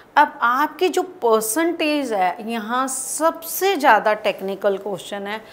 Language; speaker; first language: Hindi; native; Hindi